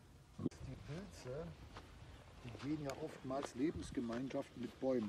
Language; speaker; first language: German; native; German